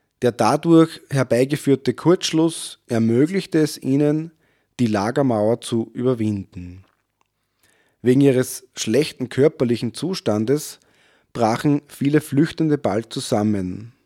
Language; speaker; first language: German; native; German